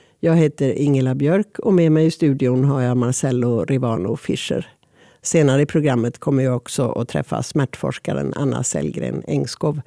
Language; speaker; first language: Swedish; non-native, fluent; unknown